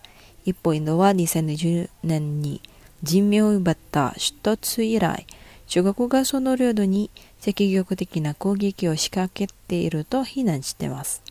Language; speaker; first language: Japanese; non-native, fluent; Indonesian